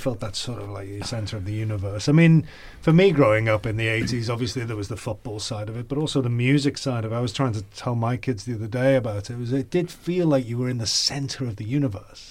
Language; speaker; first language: English; native; English